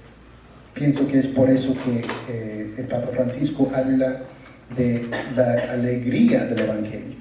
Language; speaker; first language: Spanish; early bilingual, heritage; Spanish